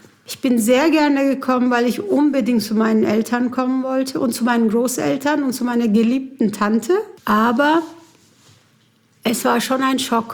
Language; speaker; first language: German; early bilingual, other home language; Kurdish